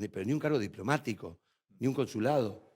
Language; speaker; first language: Spanish; native; Spanish